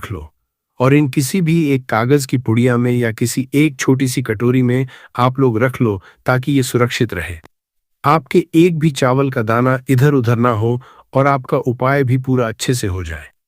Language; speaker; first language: Hindi; native; Hindi